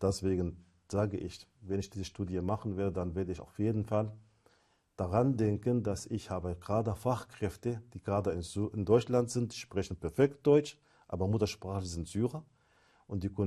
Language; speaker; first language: German; non-native, fluent; Arabic